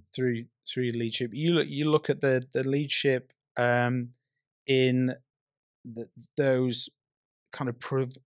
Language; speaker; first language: English; native; English